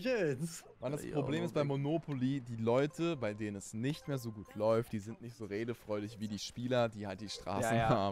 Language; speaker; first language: German; native; German